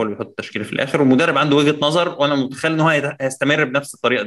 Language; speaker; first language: Arabic; native; Arabic